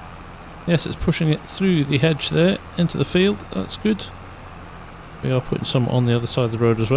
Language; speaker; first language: English; native; English